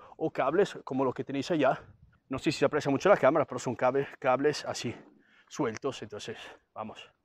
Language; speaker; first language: Spanish; non-native, fluent; Italian